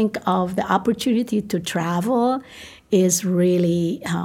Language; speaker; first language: English; non-native, local second language; Filipino